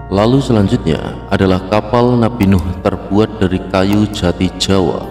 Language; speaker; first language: Indonesian; native; Indonesian